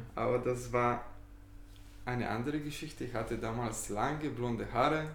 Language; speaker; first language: German; non-native, fluent; Bulgarian